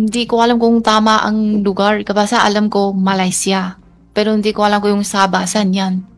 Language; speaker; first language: Filipino; non-native, learner; Chinese